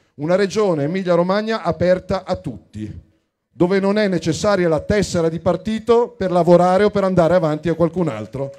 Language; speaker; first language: Italian; native; Italian